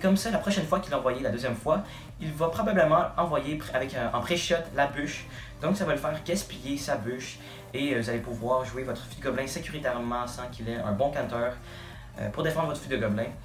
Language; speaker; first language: French; native; French